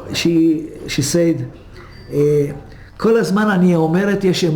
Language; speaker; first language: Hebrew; early bilingual, other home language; Hungarian